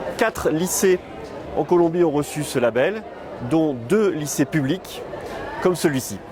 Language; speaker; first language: French; native; French